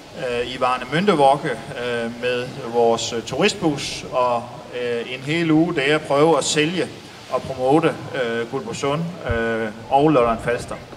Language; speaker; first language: Danish; native; Danish